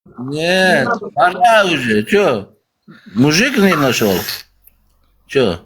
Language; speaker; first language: Russian; non-native, learner; Uzbek